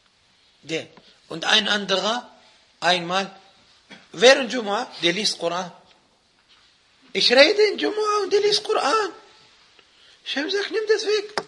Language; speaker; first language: German; non-native, fluent; Arabic